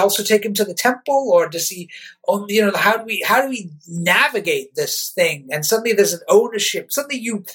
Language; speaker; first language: English; native; English